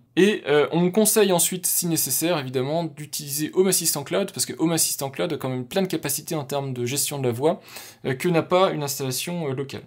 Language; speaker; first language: French; native; French